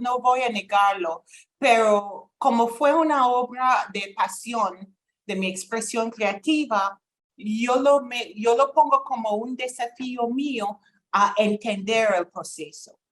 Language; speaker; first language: Spanish; non-native, fluent; English